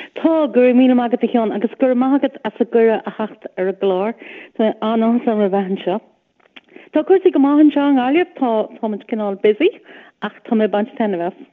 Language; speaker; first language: Irish; non-native, local second language; English